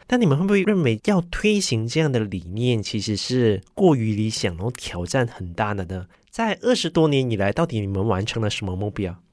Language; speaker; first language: Chinese; native; Chinese